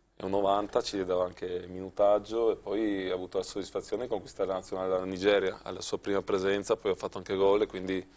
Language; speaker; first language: Italian; native; Italian